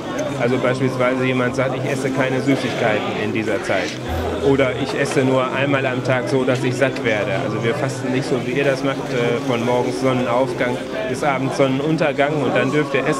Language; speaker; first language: German; native; German